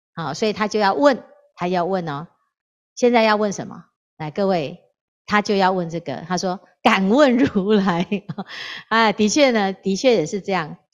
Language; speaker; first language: Chinese; native; Chinese